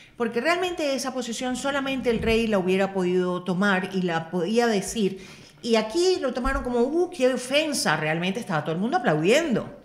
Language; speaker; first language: Spanish; native; Spanish